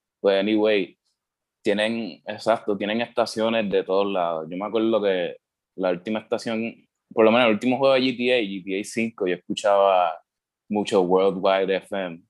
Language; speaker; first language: Spanish; native; Spanish